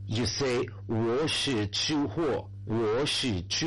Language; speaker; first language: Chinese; non-native, learner; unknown